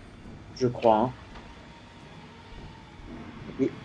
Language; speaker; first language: French; native; French